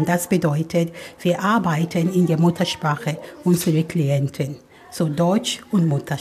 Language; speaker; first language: German; non-native, fluent; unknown